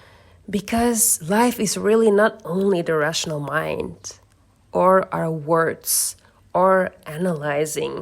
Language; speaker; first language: English; non-native, fluent; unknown